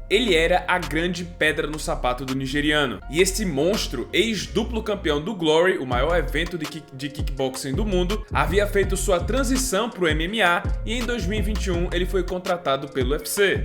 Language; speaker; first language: Portuguese; native; Portuguese